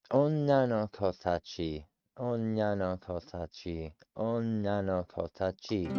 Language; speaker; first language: Japanese; non-native, learner; English